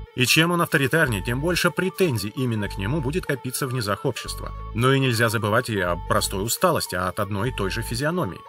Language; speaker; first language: Russian; native; Russian